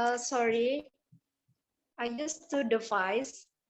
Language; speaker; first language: English; non-native, learner; Indonesian